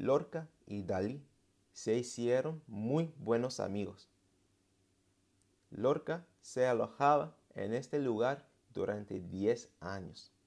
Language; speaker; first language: Spanish; non-native, fluent; English